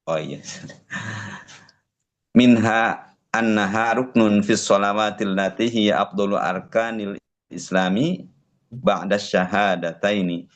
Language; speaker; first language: Arabic; non-native, learner; Indonesian